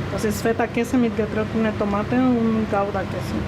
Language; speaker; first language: German; non-native, learner; Spanish